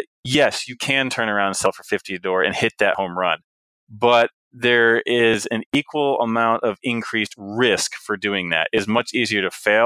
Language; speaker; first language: English; native; English